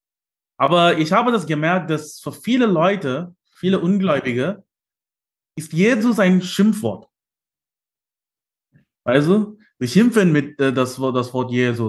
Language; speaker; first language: German; non-native, fluent; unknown